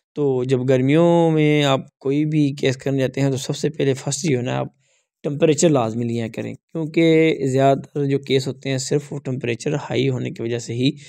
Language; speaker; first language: Urdu; non-native, local second language; Punjabi